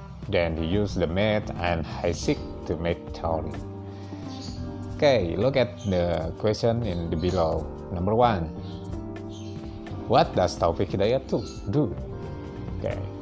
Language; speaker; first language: English; non-native, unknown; Indonesian